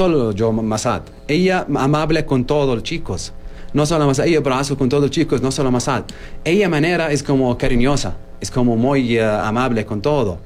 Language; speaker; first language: Spanish; non-native, learner; Arabic